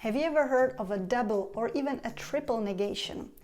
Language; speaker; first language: English; non-native, fluent; Czech